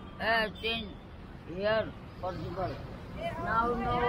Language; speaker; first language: English; non-native, learner; Nepali